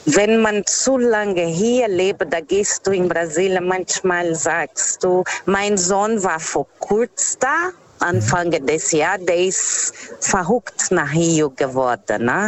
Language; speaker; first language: German; non-native, learner; Portuguese